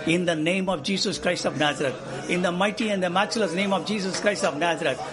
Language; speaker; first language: English; non-native, local second language; Tamil